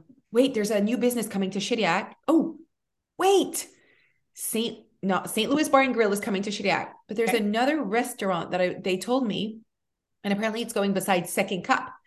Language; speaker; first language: English; early bilingual, other home language; French